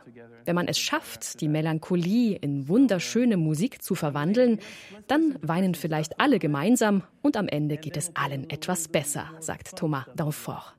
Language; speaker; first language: German; native; German